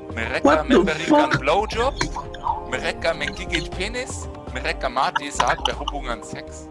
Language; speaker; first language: Indonesian; non-native, fluent; German